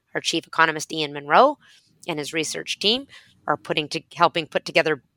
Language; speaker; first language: English; native; English